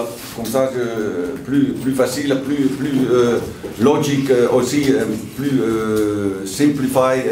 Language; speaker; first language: French; non-native, learner; Dutch